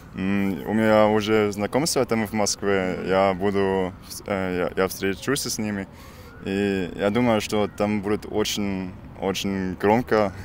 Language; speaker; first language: Russian; non-native, learner; German